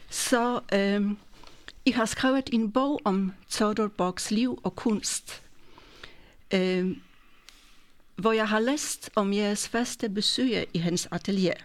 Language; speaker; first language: Danish; non-native, fluent; Polish